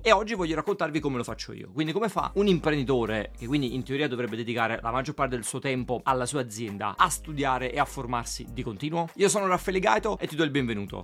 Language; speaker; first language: Italian; native; Italian